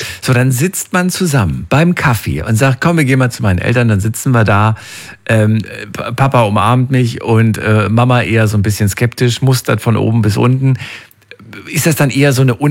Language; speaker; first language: German; native; German